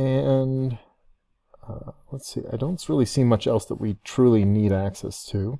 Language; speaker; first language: English; native; English